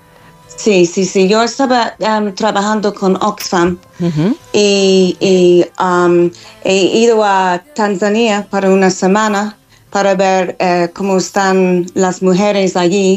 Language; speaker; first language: Spanish; non-native, learner; English